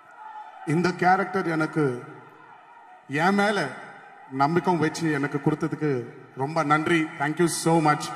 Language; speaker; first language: Tamil; non-native, fluent; Telugu